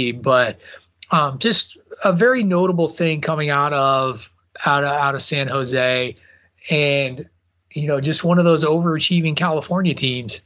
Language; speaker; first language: English; native; English